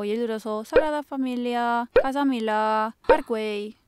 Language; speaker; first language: Korean; non-native, fluent; Spanish